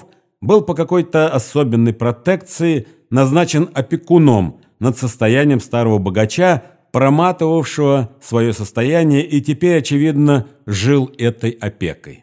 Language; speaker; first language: Russian; native; Russian